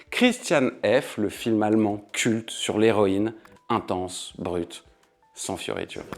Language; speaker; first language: French; native; French